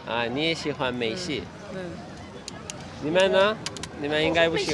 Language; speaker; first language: Chinese; non-native, learner; Turkish